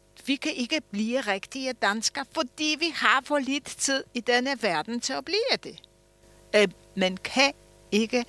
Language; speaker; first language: Danish; early bilingual, other home language; Polish